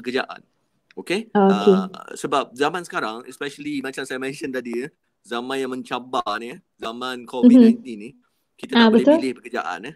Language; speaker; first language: Malay; native; Malay